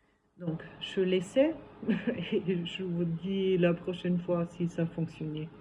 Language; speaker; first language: French; non-native, fluent; German